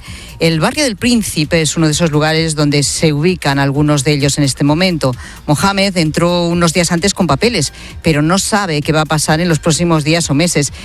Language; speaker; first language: Spanish; native; Spanish